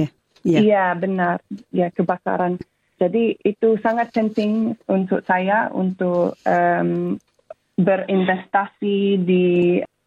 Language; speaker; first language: Indonesian; non-native, fluent; English